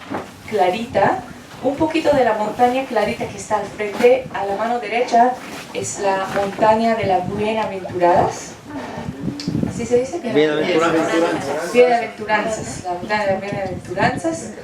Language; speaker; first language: Spanish; non-native, fluent; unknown